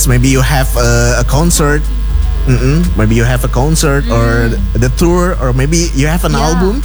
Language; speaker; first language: English; non-native, fluent; Indonesian